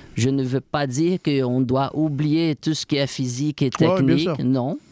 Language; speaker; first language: French; non-native, fluent; Portuguese